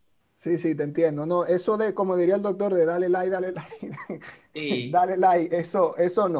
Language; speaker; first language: Spanish; native; Spanish